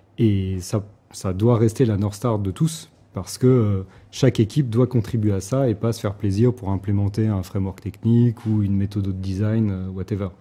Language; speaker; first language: French; native; French